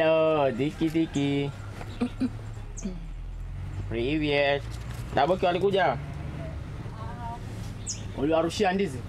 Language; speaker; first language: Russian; non-native, learner; Swahili